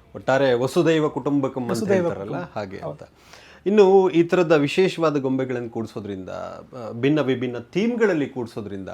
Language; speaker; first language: Kannada; native; Kannada